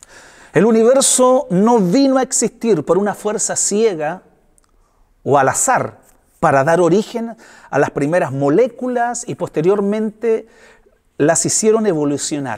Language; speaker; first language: Spanish; native; Spanish